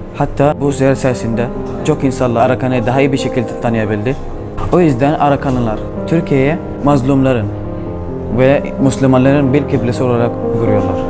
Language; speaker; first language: Turkish; early bilingual, other home language; Arabic